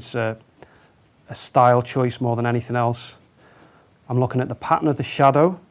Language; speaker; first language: English; native; English